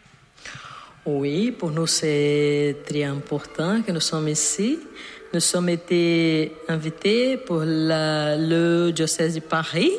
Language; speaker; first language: French; non-native, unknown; Portuguese